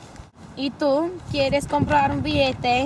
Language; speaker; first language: Spanish; non-native, learner; English